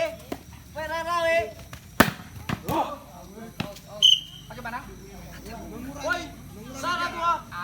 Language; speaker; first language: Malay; non-native, local second language; Nias